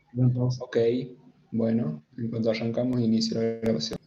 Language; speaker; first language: Spanish; native; Spanish